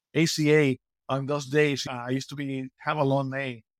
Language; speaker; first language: English; non-native, fluent; Spanish